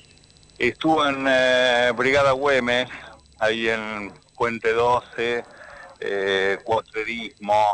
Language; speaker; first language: Spanish; native; Spanish